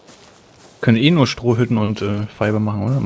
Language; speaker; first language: German; native; German